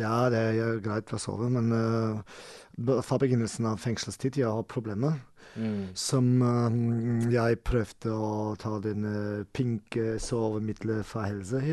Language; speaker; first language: Norwegian; non-native, learner; German